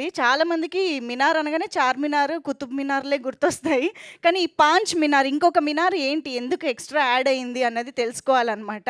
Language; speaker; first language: Telugu; native; Telugu